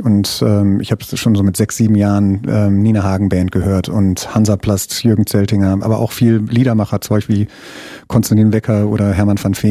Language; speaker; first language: German; native; German